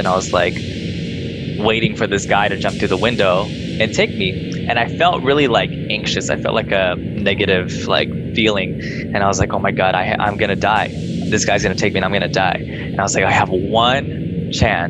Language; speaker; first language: English; native; English